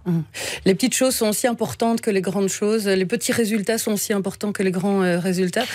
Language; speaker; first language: French; native; French